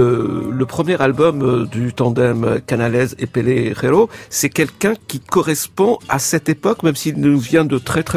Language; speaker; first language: French; native; French